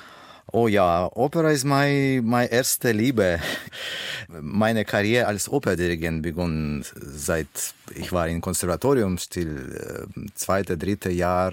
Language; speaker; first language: German; non-native, learner; Russian